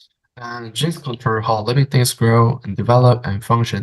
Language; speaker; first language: English; non-native, learner; Korean